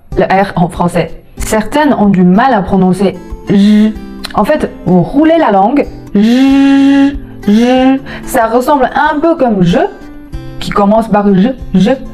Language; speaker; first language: French; non-native, fluent; Chinese